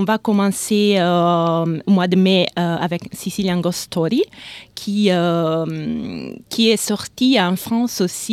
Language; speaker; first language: French; non-native, fluent; Italian